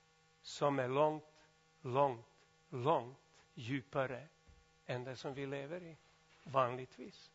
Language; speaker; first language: Swedish; non-native, fluent; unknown